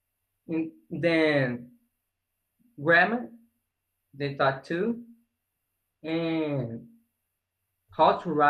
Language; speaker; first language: English; non-native, learner; Portuguese